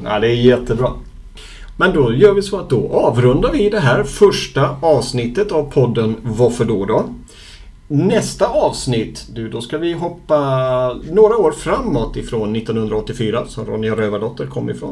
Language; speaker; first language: Swedish; native; Swedish